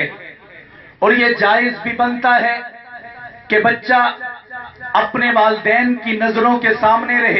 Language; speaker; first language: Urdu; non-native, local second language; Punjabi